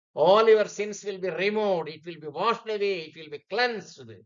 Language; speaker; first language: English; non-native, local second language; Telugu